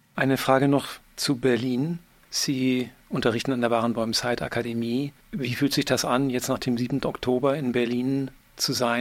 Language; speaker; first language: German; native; German